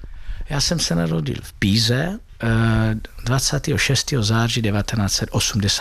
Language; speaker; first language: Czech; non-native, fluent; Italian